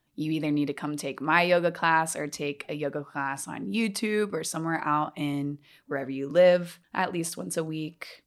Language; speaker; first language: English; native; English